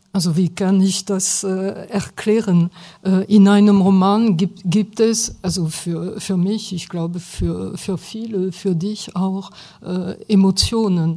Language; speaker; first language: German; non-native, fluent; French